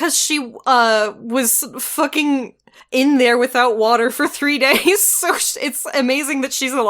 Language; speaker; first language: English; native; English